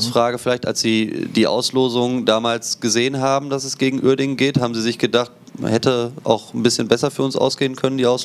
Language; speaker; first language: German; native; German